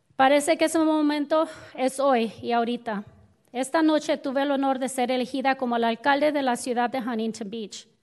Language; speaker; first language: Spanish; early bilingual, other home language; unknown